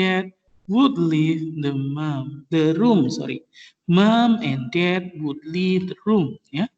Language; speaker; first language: English; non-native, fluent; Indonesian